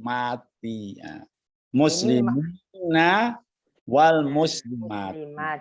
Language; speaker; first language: Arabic; non-native, fluent; Indonesian